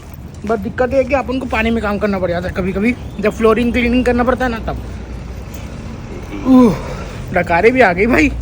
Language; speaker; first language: Hindi; native; Hindi